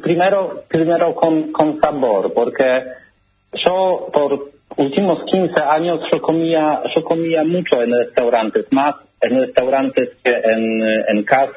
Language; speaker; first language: Spanish; non-native, learner; Polish